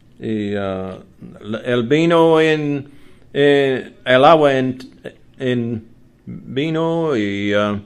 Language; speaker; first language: Spanish; non-native, learner; English